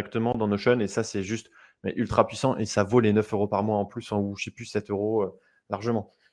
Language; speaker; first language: French; native; French